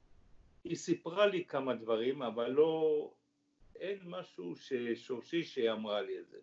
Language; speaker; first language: Hebrew; early bilingual, other home language; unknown